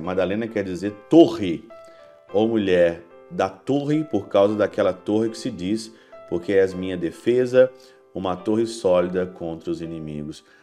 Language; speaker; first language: Portuguese; native; Portuguese